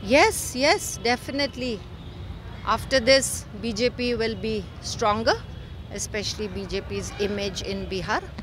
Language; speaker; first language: Hindi; non-native, local second language; Assamese